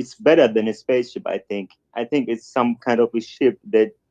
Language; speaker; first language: English; non-native, fluent; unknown